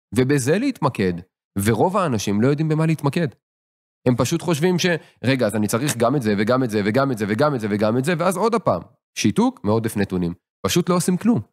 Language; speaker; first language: Hebrew; native; Hebrew